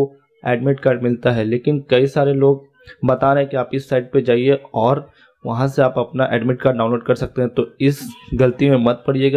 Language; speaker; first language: Hindi; native; Hindi